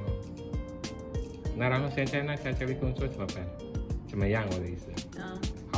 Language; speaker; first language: Chinese; non-native, fluent; Indonesian